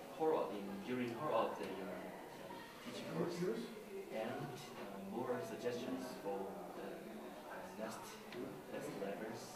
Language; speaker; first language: English; non-native, learner; Korean